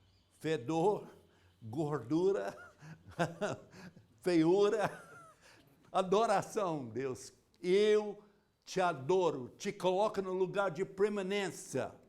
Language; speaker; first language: Portuguese; non-native, fluent; English